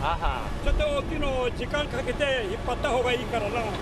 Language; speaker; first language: Japanese; native; Japanese